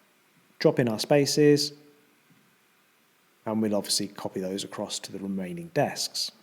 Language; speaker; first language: English; native; English